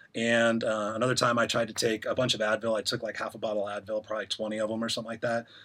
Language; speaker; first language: English; native; English